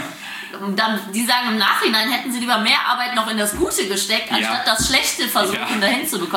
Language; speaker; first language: German; native; German